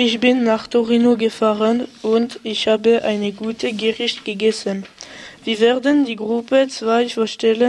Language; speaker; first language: German; non-native, learner; French